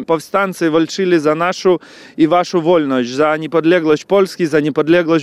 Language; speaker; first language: Polish; non-native, learner; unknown